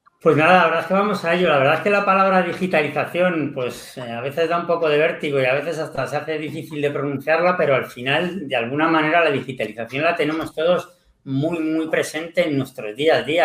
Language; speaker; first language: Spanish; native; Spanish